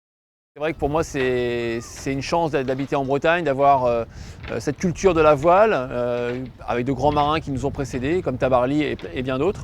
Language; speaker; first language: French; native; French